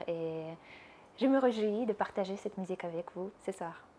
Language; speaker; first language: French; non-native, fluent; Russian